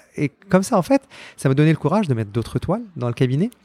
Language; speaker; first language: French; non-native, fluent; Arabic